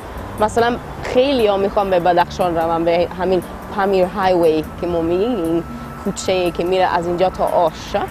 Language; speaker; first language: Persian; non-native, learner; Swedish